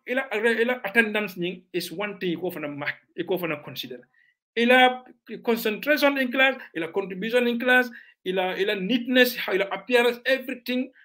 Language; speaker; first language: English; non-native, local second language; Mandingo